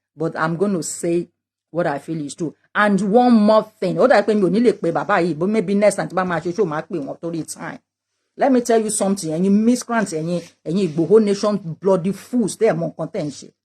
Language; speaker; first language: English; non-native, local second language; Yoruba